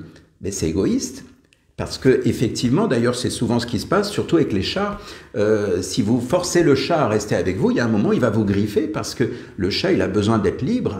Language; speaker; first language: French; native; French